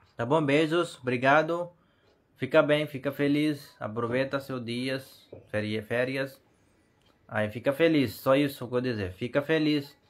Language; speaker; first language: Portuguese; non-native, learner; Hindi